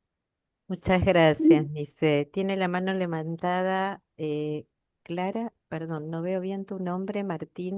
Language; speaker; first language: Spanish; native; Spanish